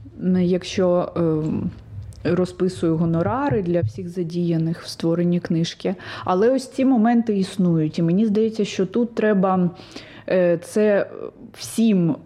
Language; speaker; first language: Ukrainian; native; Ukrainian